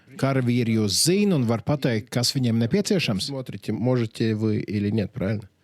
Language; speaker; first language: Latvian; native; Latvian